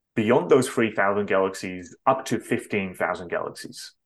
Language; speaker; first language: English; non-native, fluent; Dutch